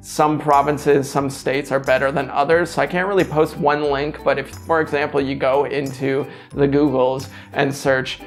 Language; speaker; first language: English; native; English